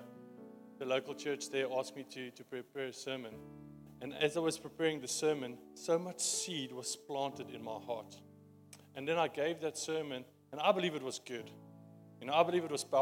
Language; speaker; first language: English; non-native, local second language; Afrikaans